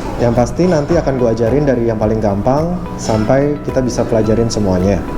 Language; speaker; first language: Indonesian; native; Indonesian